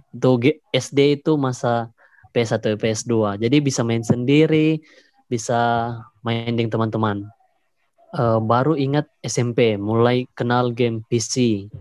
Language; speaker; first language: Indonesian; native; Indonesian